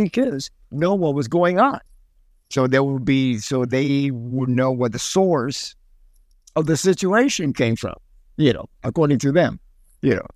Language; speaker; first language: English; early bilingual, other home language; Spanish